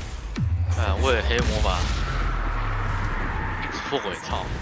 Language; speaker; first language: Chinese; native; Chinese